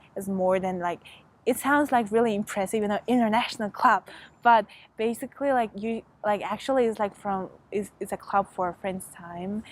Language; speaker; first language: English; non-native, fluent; Mongolian